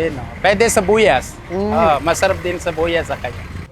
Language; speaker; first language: Filipino; non-native, learner; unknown